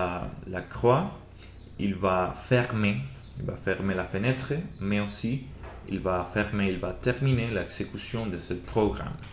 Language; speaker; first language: French; non-native, learner; Spanish